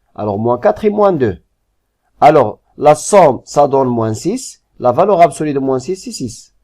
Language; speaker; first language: French; non-native, local second language; Arabic